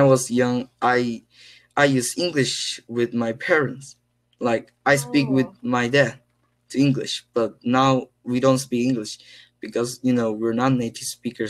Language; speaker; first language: English; non-native, learner; Korean